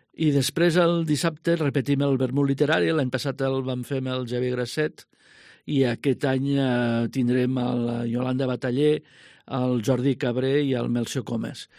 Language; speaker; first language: Catalan; native; Catalan